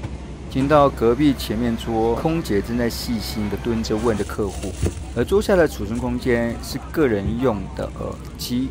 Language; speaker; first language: Chinese; native; Chinese